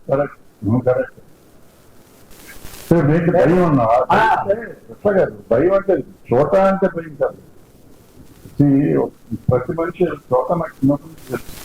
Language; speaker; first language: Telugu; native; Telugu